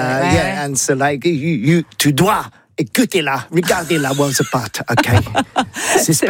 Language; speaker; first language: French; non-native, learner; English